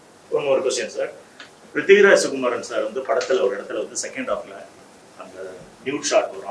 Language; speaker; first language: Tamil; native; Tamil